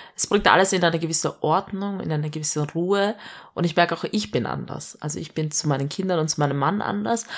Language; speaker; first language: German; early bilingual, other home language; Malayalam